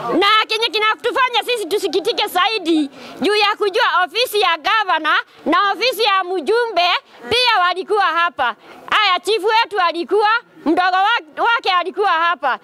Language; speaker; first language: Swahili; non-native, local second language; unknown